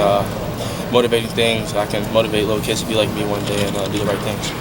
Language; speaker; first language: English; native; English